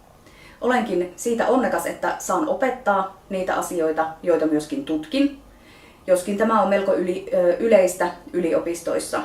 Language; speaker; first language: Finnish; native; Finnish